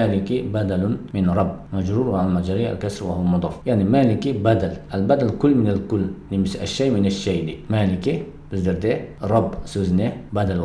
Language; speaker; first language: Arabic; non-native, fluent; Kazakh